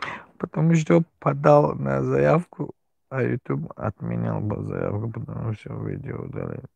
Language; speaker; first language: Russian; non-native, learner; Tajik